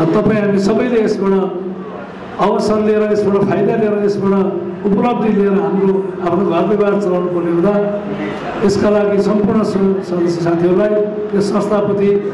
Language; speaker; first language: Nepali; native; Nepali